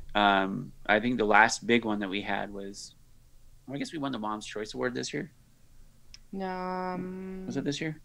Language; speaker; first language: English; native; English